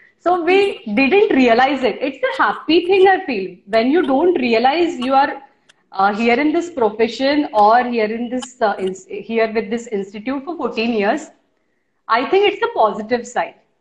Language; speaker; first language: English; non-native, local second language; Marathi